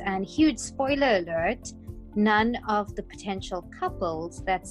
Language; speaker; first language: English; native; English